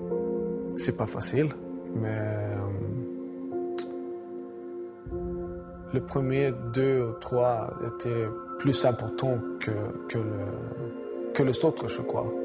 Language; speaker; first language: French; non-native, learner; Swedish